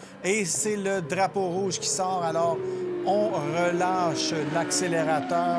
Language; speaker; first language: French; native; French